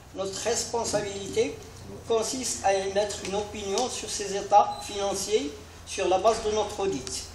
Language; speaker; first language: French; non-native, local second language; Arabic